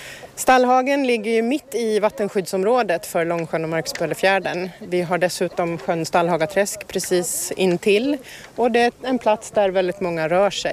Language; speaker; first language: Swedish; native; Swedish